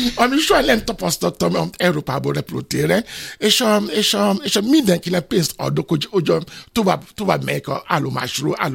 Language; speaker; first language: Hungarian; non-native, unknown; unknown